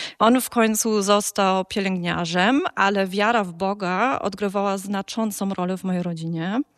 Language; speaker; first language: Polish; early bilingual, heritage; Polish